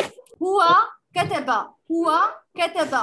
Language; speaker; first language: Arabic; non-native, fluent; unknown